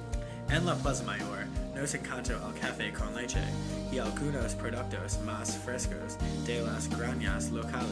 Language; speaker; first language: Spanish; non-native, learner; English